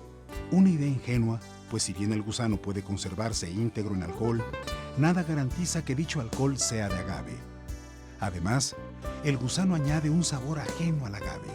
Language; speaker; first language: Spanish; native; Spanish